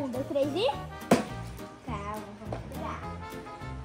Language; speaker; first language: Portuguese; native; Portuguese